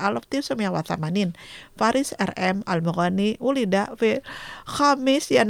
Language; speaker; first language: Arabic; non-native, fluent; Indonesian